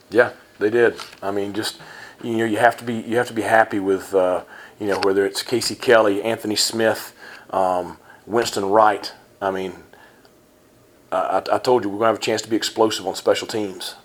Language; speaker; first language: English; native; English